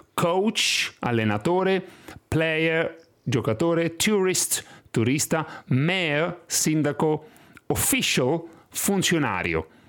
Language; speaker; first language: Italian; native; Italian